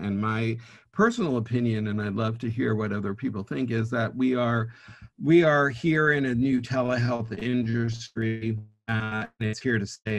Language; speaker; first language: English; native; English